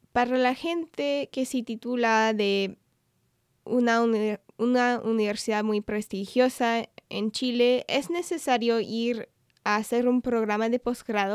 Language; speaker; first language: Spanish; non-native, fluent; English